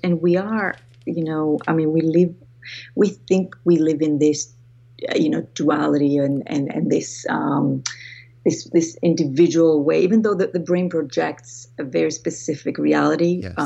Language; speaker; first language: English; non-native, fluent; Greek